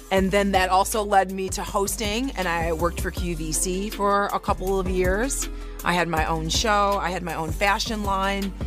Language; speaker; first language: English; native; English